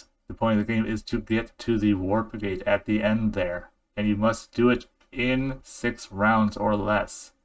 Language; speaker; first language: English; native; English